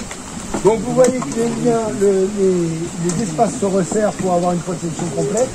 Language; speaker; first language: French; native; French